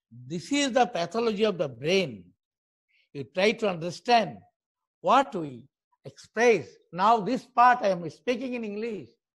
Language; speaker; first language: English; non-native, local second language; Bangla